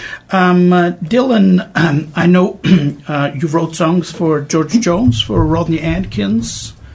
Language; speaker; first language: English; non-native, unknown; German